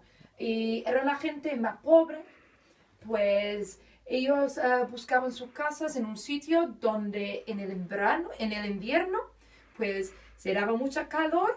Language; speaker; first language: Spanish; non-native, fluent; English